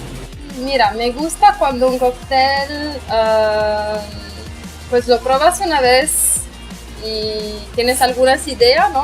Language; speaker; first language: Spanish; non-native, fluent; Italian